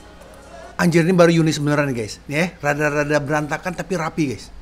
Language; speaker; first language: Indonesian; native; Indonesian